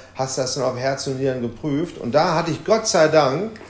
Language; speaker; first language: German; native; German